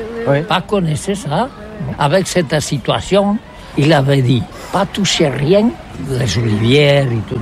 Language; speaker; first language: French; non-native, learner; Catalan